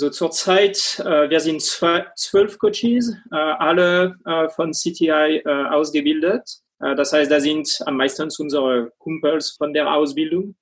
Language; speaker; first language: German; non-native, fluent; French